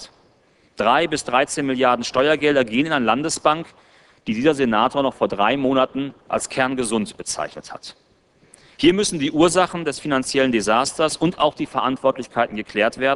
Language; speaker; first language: German; native; German